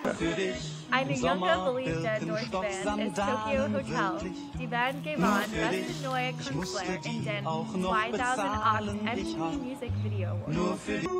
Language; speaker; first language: German; non-native, learner; English